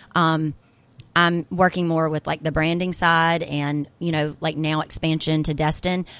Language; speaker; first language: English; native; English